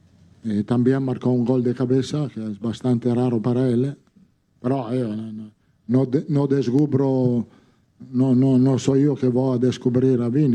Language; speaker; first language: Portuguese; non-native, fluent; Italian